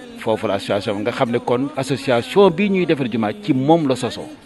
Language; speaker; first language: Wolof; native; Wolof